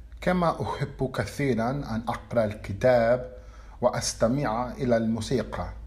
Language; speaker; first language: Arabic; non-native, learner; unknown